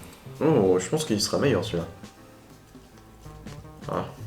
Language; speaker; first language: French; native; French